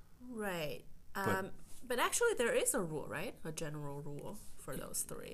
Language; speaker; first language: English; non-native, fluent; Chinese